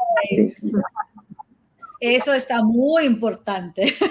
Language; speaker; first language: Spanish; non-native, learner; Italian